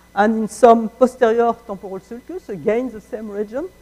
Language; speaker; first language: English; non-native, fluent; French